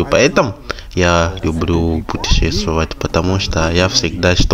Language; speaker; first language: Russian; non-native, fluent; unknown